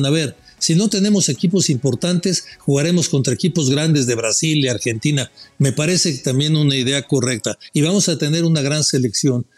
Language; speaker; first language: Spanish; native; Spanish